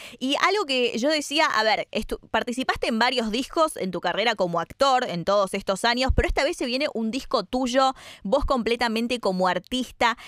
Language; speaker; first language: Spanish; native; Spanish